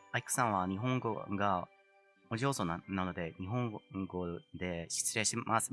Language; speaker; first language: Japanese; non-native, fluent; English